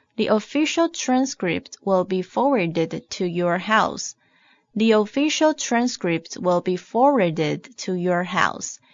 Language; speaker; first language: English; non-native, fluent; Chinese